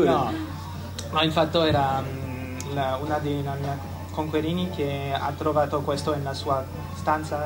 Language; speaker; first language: Italian; non-native, learner; French